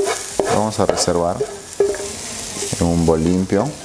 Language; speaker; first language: Spanish; native; Spanish